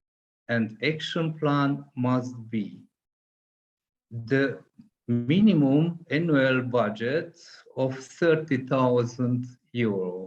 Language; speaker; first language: English; non-native, fluent; Hungarian